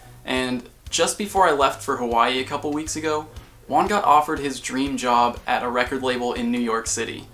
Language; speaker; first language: English; native; English